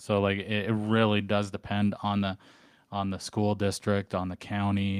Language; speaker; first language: English; native; English